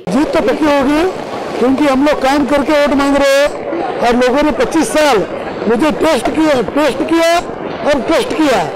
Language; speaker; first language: Hindi; non-native, local second language; Marathi